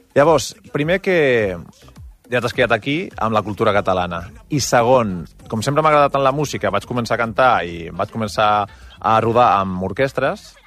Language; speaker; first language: Catalan; non-native, local second language; Spanish